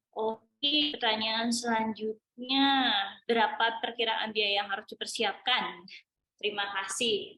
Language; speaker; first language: Indonesian; native; Indonesian